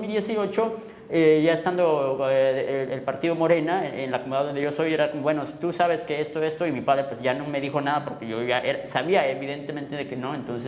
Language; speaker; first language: Spanish; native; Spanish